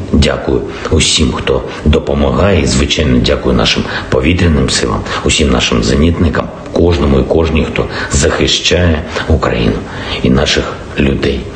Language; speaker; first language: Ukrainian; non-native, local second language; Russian